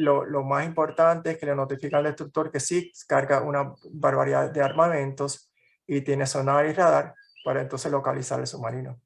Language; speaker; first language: Spanish; native; Spanish